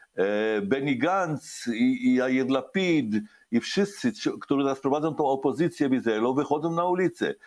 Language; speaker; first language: Polish; early bilingual, heritage; Hebrew